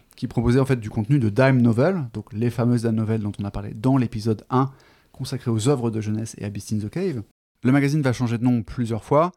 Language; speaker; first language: French; native; French